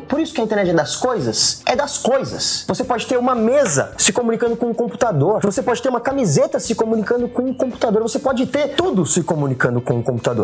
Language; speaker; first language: Portuguese; native; Portuguese